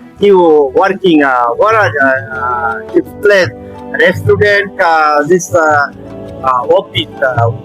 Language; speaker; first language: English; non-native, learner; Bangla